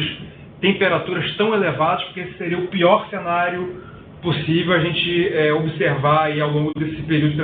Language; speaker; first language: Portuguese; native; Portuguese